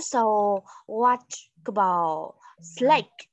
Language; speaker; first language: English; non-native, learner; Vietnamese